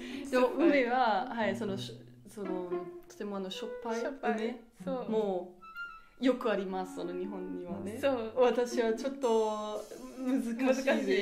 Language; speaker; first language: Japanese; non-native, learner; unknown